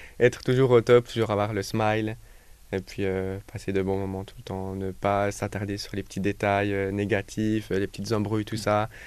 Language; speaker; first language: French; native; French